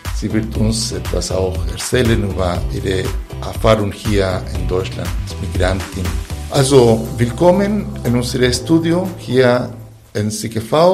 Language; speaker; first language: German; non-native, fluent; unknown